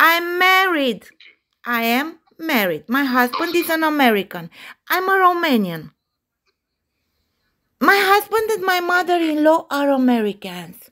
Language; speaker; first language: English; non-native, learner; Romanian